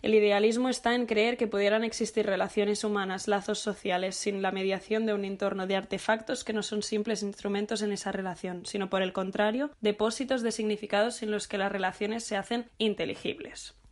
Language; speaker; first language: Spanish; non-native, local second language; Catalan